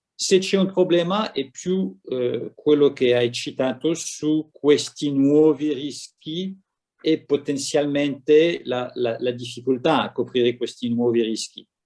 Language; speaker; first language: Italian; non-native, fluent; French